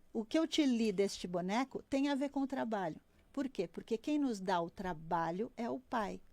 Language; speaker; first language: Portuguese; native; Portuguese